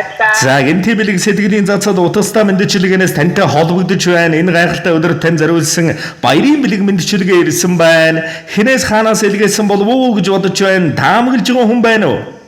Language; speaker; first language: Mongolian; native; Mongolian